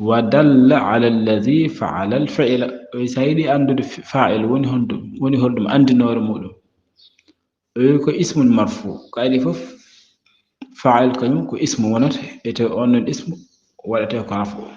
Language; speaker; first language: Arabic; non-native, fluent; Fula